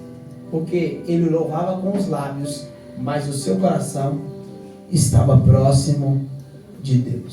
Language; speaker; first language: Portuguese; native; Portuguese